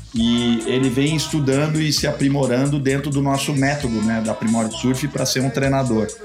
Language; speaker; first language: Portuguese; native; Portuguese